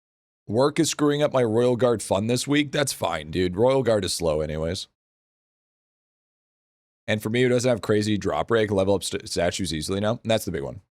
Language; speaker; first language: English; native; English